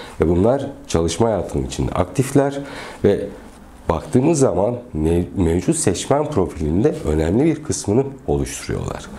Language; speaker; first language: Turkish; native; Turkish